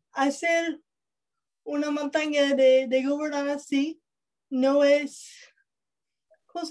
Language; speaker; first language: Spanish; non-native, learner; English